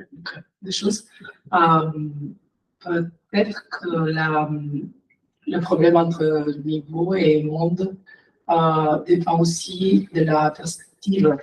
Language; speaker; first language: French; non-native, fluent; Italian